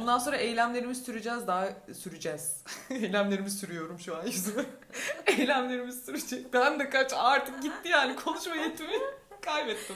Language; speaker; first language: Turkish; native; Turkish